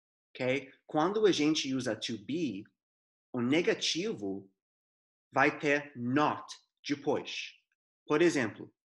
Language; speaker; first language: Portuguese; non-native, fluent; English